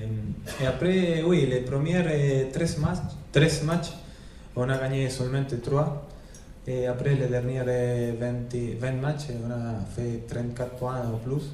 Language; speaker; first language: French; non-native, learner; Spanish